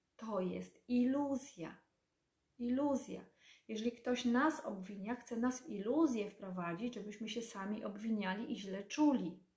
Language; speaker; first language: Polish; native; Polish